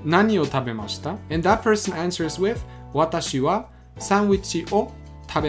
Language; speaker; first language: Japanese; non-native, learner; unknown